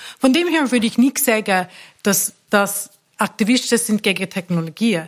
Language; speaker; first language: German; non-native, fluent; English